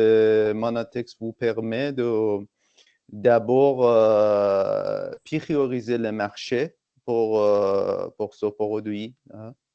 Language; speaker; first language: French; non-native, fluent; Persian